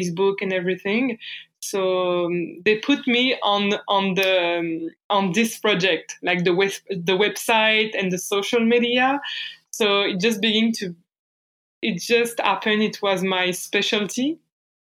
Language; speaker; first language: English; non-native, fluent; French